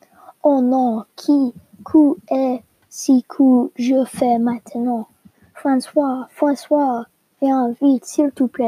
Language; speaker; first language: French; non-native, learner; English